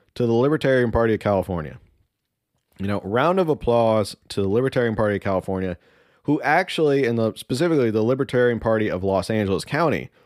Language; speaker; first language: English; early bilingual, other home language; Spanish